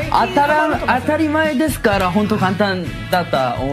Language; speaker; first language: Japanese; non-native, learner; Korean